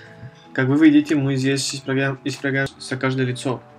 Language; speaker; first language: Russian; non-native, fluent; Spanish